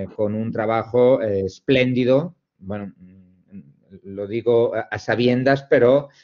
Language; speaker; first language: Spanish; non-native, local second language; Catalan